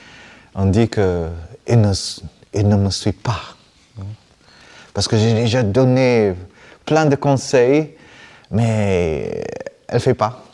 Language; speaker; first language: French; non-native, fluent; Vietnamese